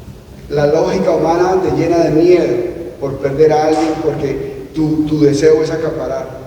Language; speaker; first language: Spanish; native; Spanish